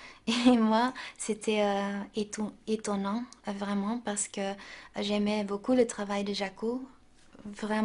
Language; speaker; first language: French; non-native, local second language; Dutch